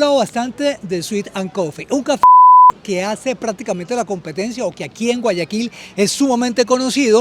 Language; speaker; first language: Spanish; native; Spanish